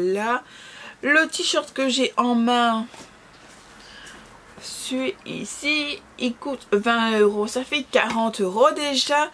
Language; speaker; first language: French; native; French